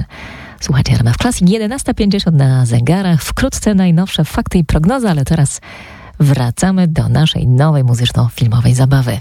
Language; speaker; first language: Polish; native; Polish